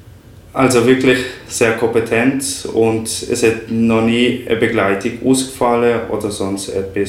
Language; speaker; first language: German; non-native, fluent; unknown